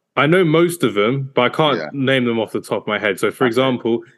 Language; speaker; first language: English; early bilingual, other home language; Hindi